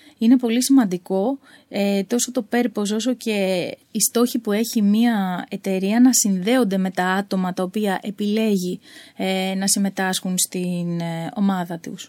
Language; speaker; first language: Greek; native; Greek